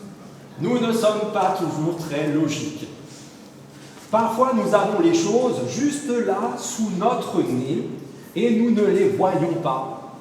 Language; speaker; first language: French; native; French